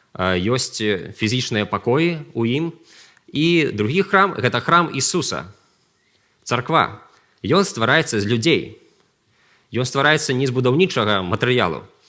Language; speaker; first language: Belarusian; non-native, local second language; Russian